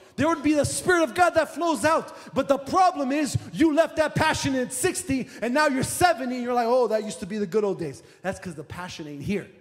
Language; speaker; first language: English; early bilingual, other home language; Romanian